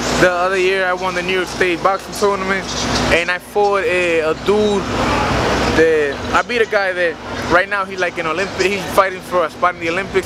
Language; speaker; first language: English; early bilingual, other home language; Spanish